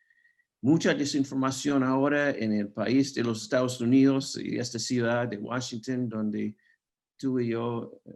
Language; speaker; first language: Spanish; non-native, fluent; English